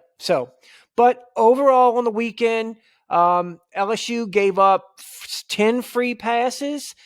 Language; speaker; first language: English; native; English